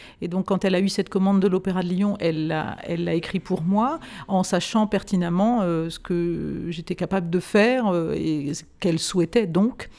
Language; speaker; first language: French; native; French